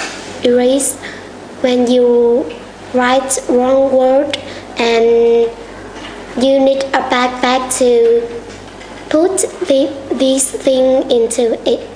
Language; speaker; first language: English; non-native, learner; Vietnamese